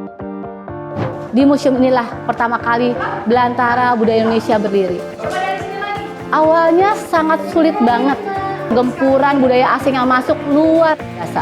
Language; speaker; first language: Indonesian; native; Indonesian